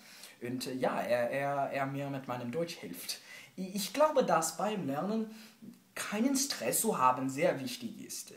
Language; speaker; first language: German; non-native, learner; English